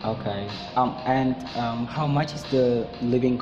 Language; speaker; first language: English; non-native, fluent; Indonesian